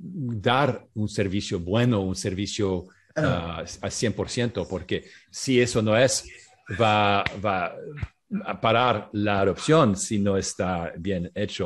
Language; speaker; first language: Spanish; non-native, learner; English